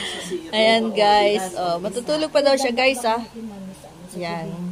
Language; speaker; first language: Filipino; native; Filipino